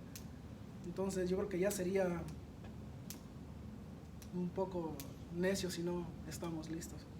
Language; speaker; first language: Spanish; native; Spanish